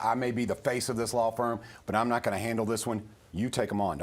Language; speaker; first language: English; native; English